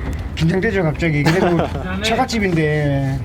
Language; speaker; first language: Korean; native; Korean